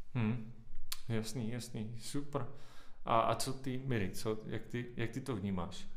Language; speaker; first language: Czech; native; Czech